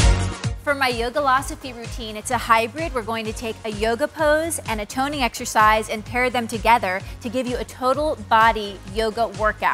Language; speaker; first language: English; native; English